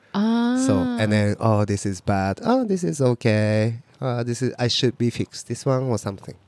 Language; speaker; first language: English; non-native, learner; Japanese